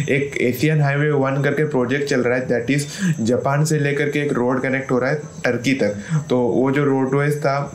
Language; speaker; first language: Hindi; non-native, local second language; Bangla